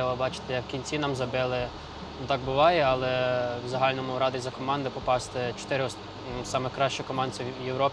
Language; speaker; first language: Ukrainian; early bilingual, other home language; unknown